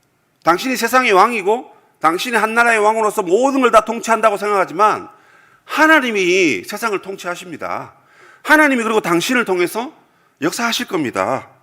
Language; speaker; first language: Korean; native; Korean